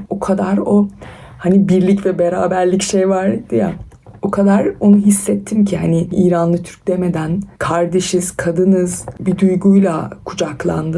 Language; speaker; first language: Turkish; early bilingual, other home language; Persian